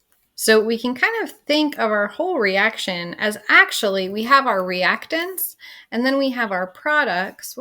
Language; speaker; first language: English; native; English